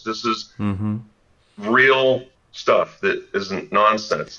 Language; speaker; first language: English; native; English